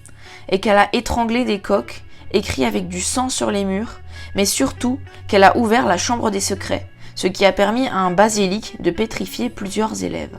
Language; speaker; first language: French; native; French